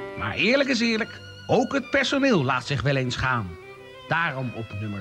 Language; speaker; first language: Dutch; native; Dutch